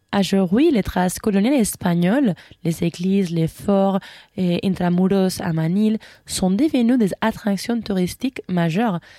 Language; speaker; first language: French; non-native, fluent; Spanish